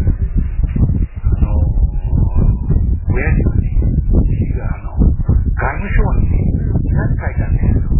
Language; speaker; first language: Japanese; native; Japanese